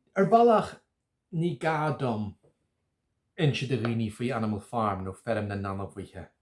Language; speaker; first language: Irish; native; Irish